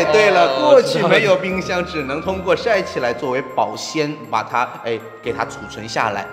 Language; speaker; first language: Chinese; native; Chinese